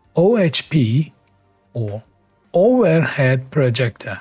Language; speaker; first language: English; non-native, fluent; Persian